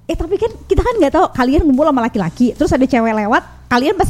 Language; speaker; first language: Indonesian; native; Indonesian